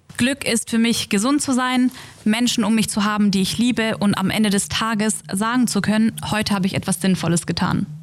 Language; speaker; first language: German; native; German